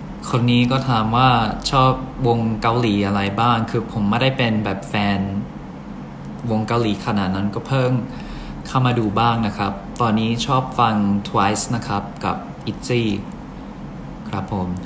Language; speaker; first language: Thai; early bilingual, other home language; English